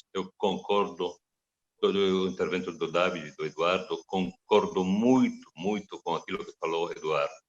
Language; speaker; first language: Portuguese; non-native, fluent; Italian